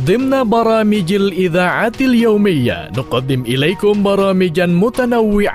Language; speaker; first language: Arabic; non-native, fluent; Indonesian